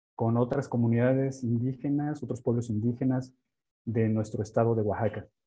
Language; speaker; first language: Spanish; native; Spanish